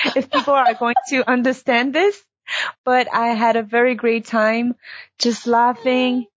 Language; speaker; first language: English; early bilingual, heritage; Chinese